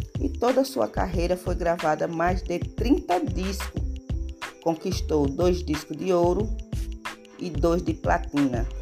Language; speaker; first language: Portuguese; native; Portuguese